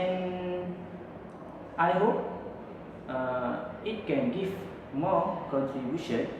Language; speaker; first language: English; non-native, learner; Malay